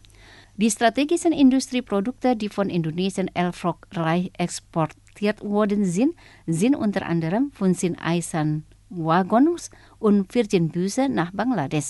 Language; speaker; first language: German; non-native, fluent; Indonesian